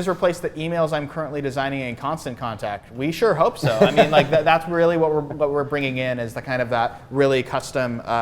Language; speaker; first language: English; native; English